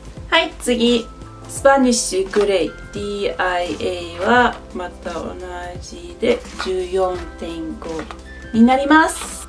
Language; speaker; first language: Japanese; non-native, fluent; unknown